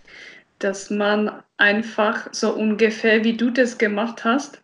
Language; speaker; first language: German; non-native, fluent; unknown